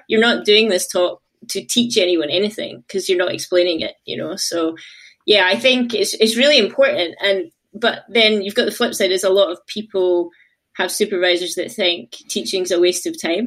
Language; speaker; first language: English; native; English